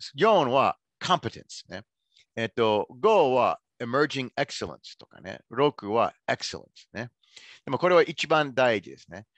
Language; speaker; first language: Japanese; non-native, fluent; English